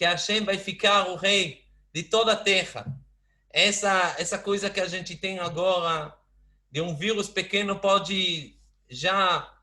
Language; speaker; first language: Portuguese; non-native, fluent; Hebrew